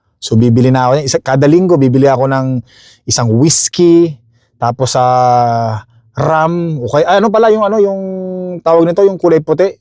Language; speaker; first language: Filipino; native; Filipino